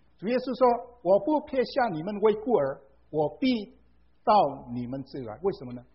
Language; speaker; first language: Chinese; non-native, fluent; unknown